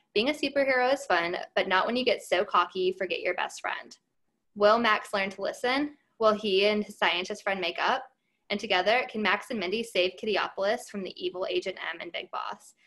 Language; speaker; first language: English; native; English